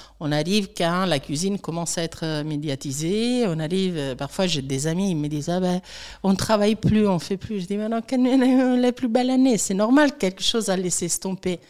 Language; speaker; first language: French; non-native, fluent; Italian